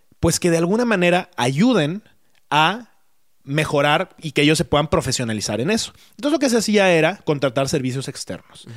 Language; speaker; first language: Spanish; native; Spanish